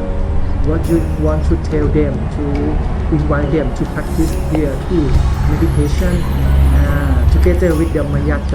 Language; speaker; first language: English; non-native, learner; Thai